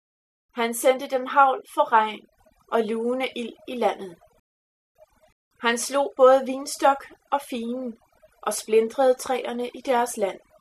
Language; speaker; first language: Danish; native; Danish